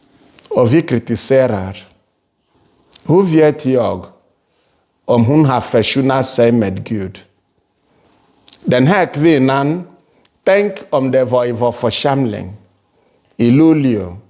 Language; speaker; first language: Swedish; non-native, fluent; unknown